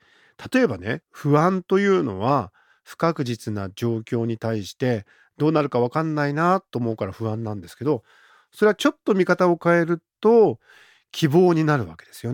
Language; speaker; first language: Japanese; native; Japanese